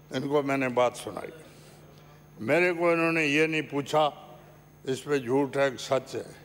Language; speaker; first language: Hindi; native; Hindi